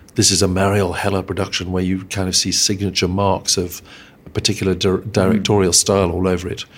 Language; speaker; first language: English; native; English